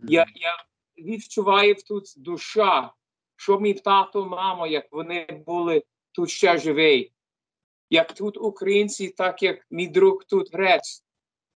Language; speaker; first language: Ukrainian; early bilingual, heritage; Ukrainian